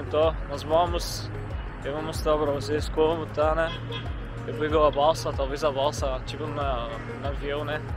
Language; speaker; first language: Portuguese; non-native, fluent; Arabic